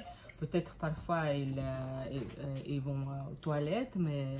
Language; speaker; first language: French; non-native, fluent; Russian